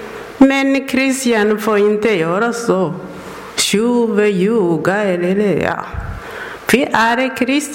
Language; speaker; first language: Swedish; non-native, learner; Persian